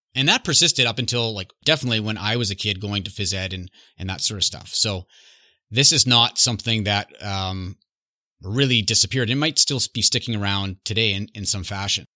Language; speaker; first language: English; native; English